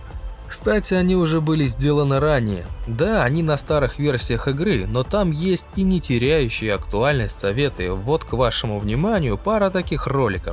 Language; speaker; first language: Russian; native; Russian